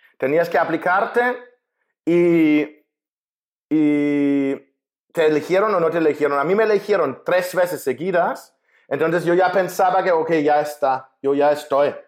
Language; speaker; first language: Spanish; non-native, fluent; German